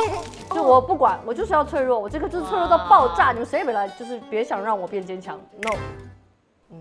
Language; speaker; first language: Chinese; native; Chinese